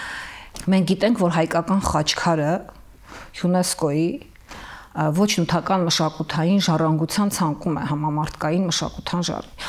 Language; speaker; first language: Armenian; native; Armenian